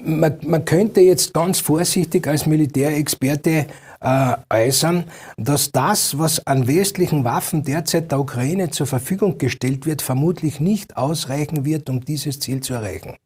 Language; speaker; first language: German; native; German